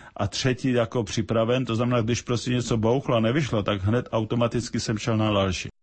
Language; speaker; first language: Czech; native; Czech